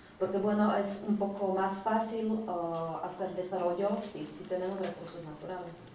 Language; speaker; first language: Spanish; non-native, fluent; Slovak